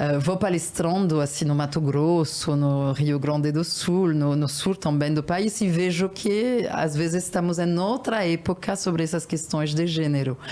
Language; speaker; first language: Portuguese; non-native, fluent; French